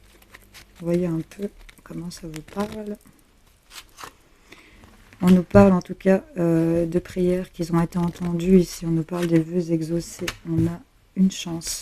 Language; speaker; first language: French; native; French